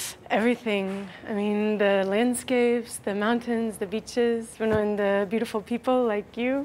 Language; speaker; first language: English; native; English